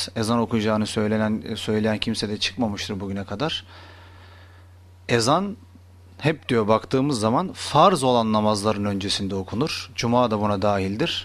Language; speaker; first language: Turkish; native; Turkish